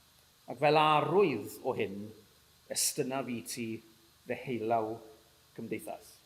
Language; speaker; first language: Welsh; native; Welsh